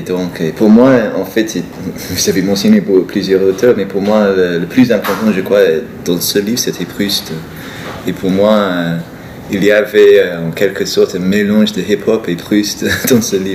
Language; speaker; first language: French; non-native, fluent; English